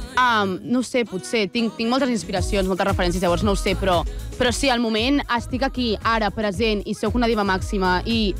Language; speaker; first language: Catalan; non-native, local second language; Spanish